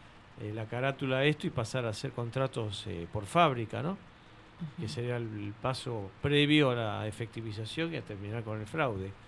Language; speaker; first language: Spanish; native; Spanish